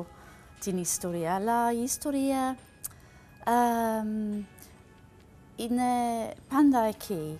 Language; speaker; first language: Greek; non-native, learner; English